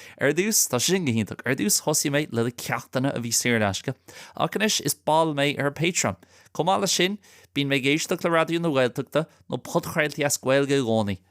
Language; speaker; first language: Irish; non-native, local second language; English